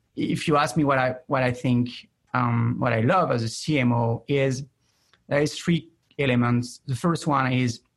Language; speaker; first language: English; non-native, fluent; French